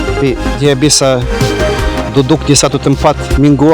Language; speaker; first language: Indonesian; non-native, learner; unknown